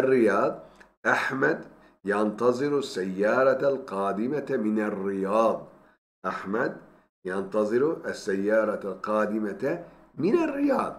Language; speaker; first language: Arabic; non-native, fluent; Turkish